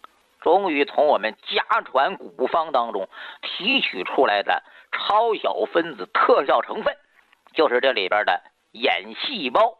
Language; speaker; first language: Chinese; native; Chinese